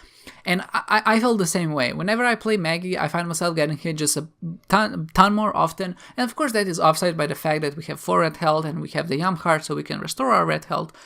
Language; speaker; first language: English; non-native, fluent; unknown